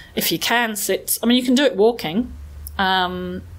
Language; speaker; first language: English; native; English